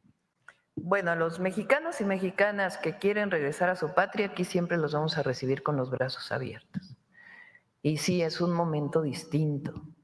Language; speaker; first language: Spanish; native; Spanish